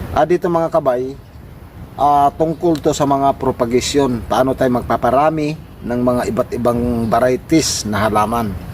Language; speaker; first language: Filipino; native; Filipino